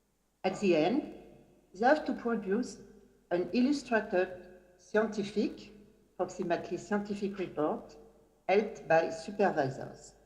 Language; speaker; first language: English; non-native, fluent; French